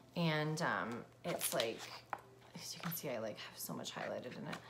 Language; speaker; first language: English; native; English